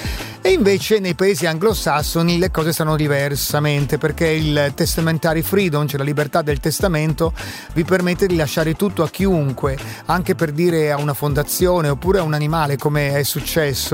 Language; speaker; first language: Italian; native; Italian